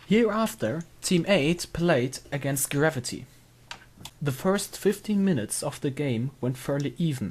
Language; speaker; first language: English; non-native, fluent; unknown